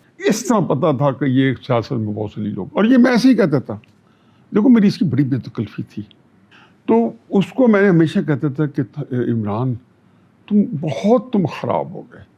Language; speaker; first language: Urdu; non-native, local second language; Punjabi